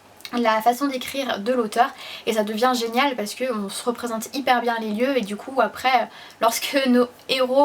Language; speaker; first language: French; native; French